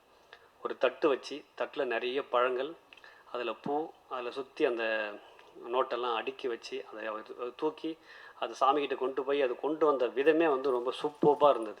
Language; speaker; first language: Tamil; native; Tamil